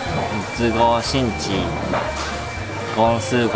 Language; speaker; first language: Chinese; non-native, learner; Japanese